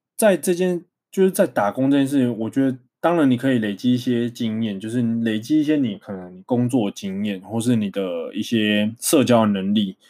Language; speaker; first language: Chinese; native; Chinese